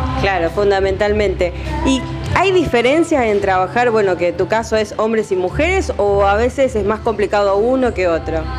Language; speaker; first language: Spanish; native; Spanish